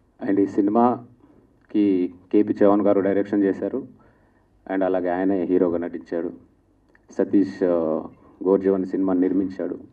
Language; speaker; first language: Telugu; non-native, local second language; Lambadi